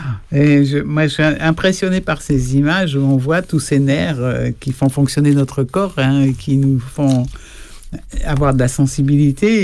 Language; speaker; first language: French; native; French